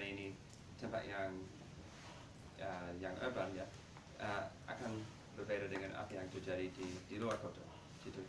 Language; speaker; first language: Indonesian; non-native, fluent; English